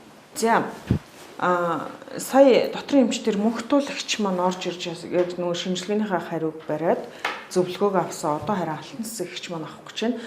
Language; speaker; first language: Mongolian; native; Mongolian